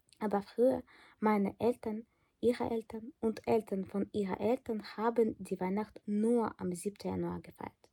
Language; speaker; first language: German; non-native, fluent; Ukrainian